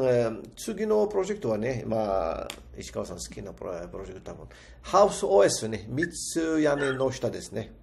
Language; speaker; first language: Japanese; non-native, fluent; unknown